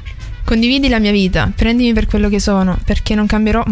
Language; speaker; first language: Italian; native; Italian